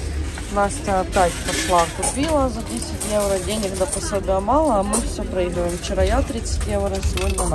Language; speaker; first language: Russian; non-native, local second language; Ukrainian